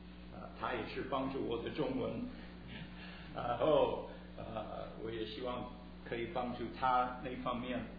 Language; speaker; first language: Chinese; early bilingual, heritage; Chinese